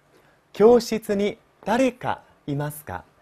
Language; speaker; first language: Japanese; non-native, fluent; Chinese